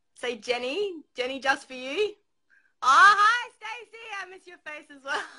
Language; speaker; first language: English; native; English